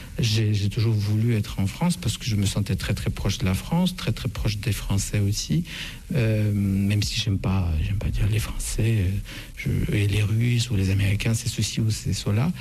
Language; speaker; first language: French; non-native, fluent; Russian